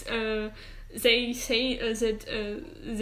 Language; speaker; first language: English; non-native, learner; Ukrainian